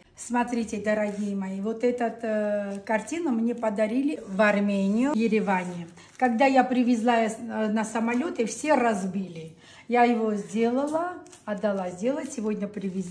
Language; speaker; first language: Russian; non-native, local second language; Armenian